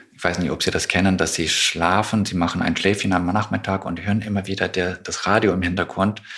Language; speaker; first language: German; non-native, fluent; English